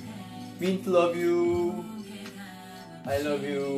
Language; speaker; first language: English; non-native, learner; Korean